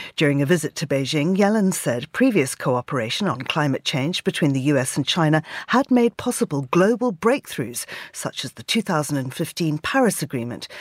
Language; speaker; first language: English; native; English